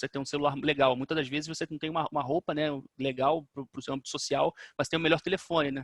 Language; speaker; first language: Portuguese; native; Portuguese